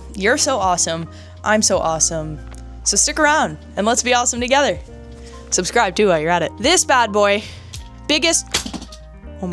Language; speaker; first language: English; native; English